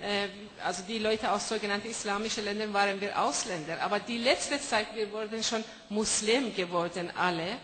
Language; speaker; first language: German; non-native, fluent; Persian